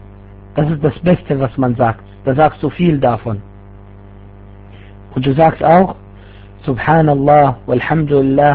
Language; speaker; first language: German; non-native, fluent; Arabic